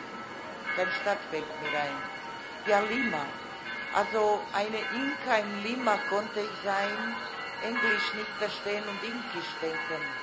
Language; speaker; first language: German; non-native, fluent; Croatian